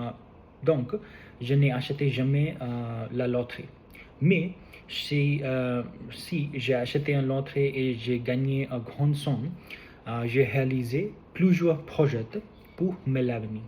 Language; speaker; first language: French; non-native, learner; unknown